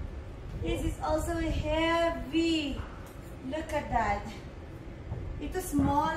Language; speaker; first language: English; non-native, local second language; Hiligaynon